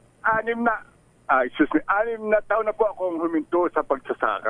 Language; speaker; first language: Filipino; native; Filipino